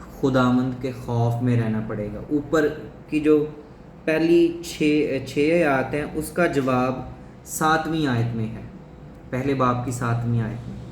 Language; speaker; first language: Urdu; non-native, local second language; Punjabi